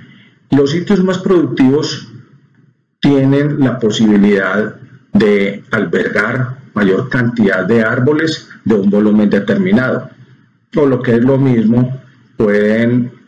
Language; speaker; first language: Spanish; native; Spanish